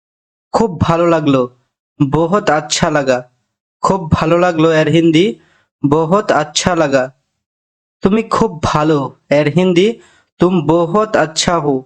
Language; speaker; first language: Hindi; non-native, fluent; Bangla